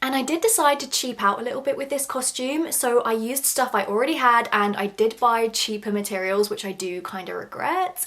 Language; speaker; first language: English; native; English